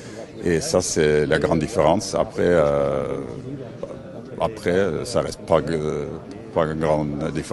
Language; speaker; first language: French; non-native, fluent; Norwegian